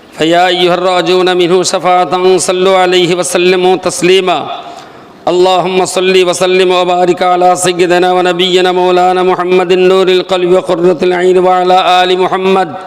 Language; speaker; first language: Arabic; non-native, fluent; Bangla